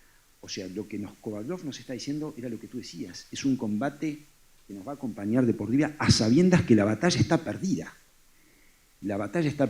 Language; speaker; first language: Spanish; native; Spanish